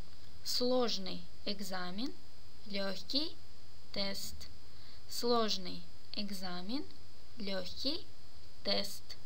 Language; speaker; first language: Russian; non-native, fluent; Turkish